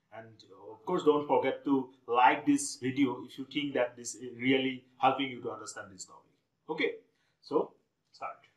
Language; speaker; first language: English; non-native, local second language; Assamese